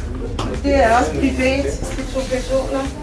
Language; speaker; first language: Danish; non-native, fluent; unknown